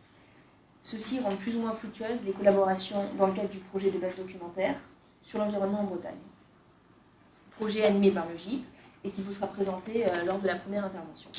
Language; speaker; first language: French; native; French